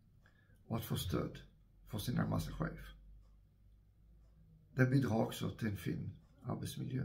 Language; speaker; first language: Swedish; non-native, fluent; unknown